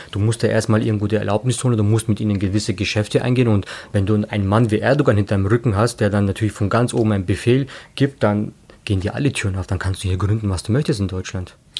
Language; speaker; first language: German; early bilingual, other home language; Turkish